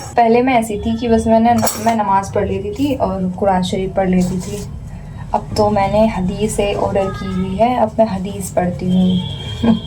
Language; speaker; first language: Hindi; native; Hindi